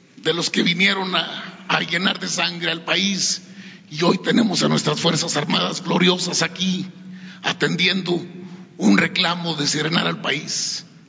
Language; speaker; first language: Spanish; native; Spanish